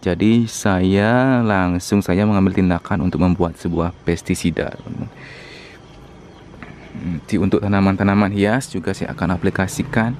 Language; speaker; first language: Indonesian; native; Indonesian